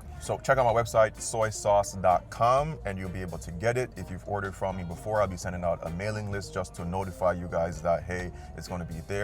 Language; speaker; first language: English; native; English